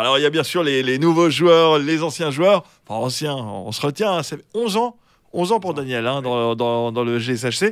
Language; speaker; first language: French; native; French